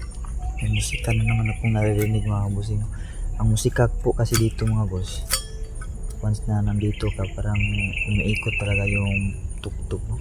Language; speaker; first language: Filipino; non-native, local second language; Cebuano